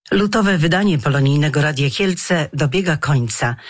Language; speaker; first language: Polish; native; Polish